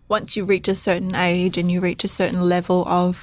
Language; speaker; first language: English; native; English